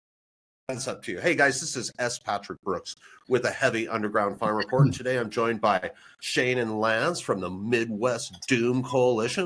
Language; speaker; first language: English; native; English